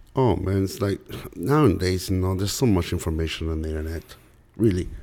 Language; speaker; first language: English; early bilingual, other home language; Spanish